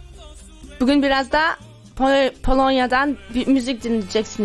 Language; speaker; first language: Turkish; early bilingual, other home language; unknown